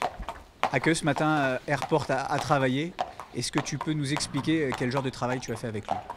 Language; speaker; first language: French; native; French